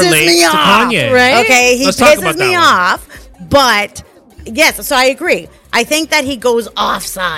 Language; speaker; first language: English; non-native, fluent; Spanish